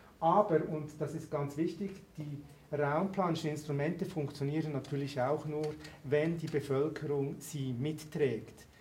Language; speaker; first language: German; native; German